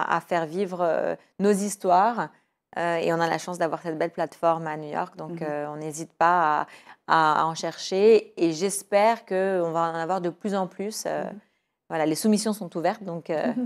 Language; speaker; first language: French; native; French